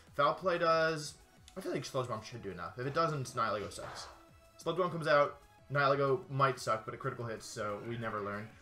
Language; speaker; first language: English; native; English